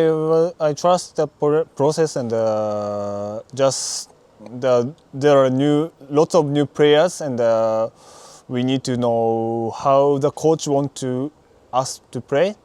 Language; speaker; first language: English; non-native, learner; Japanese